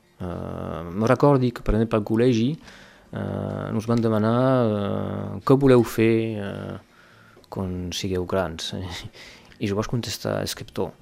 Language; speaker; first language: Catalan; non-native, local second language; French